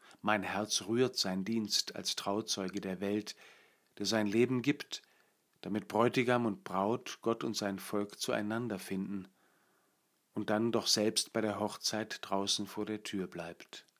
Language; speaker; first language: German; native; German